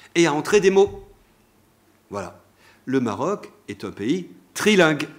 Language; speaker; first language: French; native; French